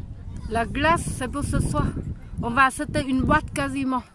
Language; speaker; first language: French; non-native, fluent; Vietnamese